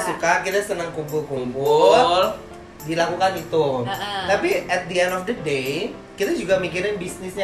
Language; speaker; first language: Indonesian; native; Indonesian